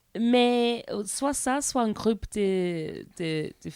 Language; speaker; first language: French; non-native, learner; English